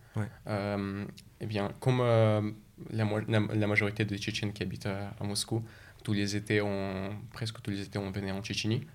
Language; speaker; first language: French; early bilingual, other home language; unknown